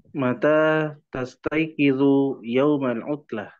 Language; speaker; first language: Arabic; non-native, learner; Indonesian